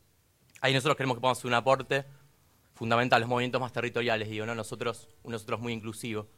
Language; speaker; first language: Spanish; native; Spanish